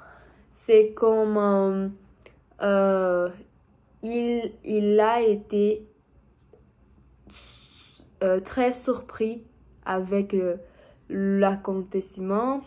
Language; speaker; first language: French; non-native, learner; Portuguese